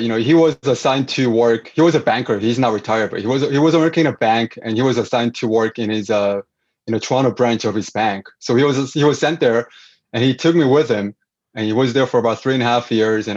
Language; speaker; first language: English; non-native, fluent; Korean